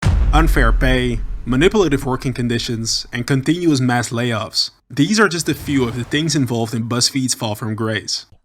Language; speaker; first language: English; native; English